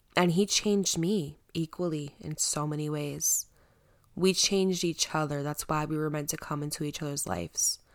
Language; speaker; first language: English; native; English